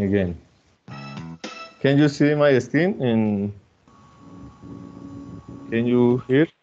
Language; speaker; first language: English; non-native, fluent; Spanish